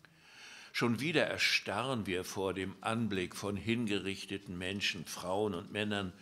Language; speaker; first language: German; native; German